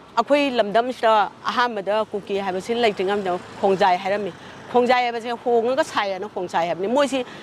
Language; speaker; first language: Manipuri; native; Manipuri